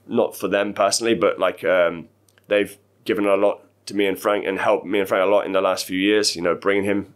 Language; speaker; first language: English; native; English